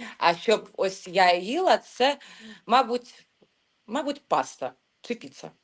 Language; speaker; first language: Ukrainian; non-native, local second language; Russian